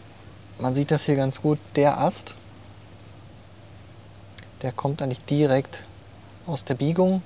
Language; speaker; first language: German; native; German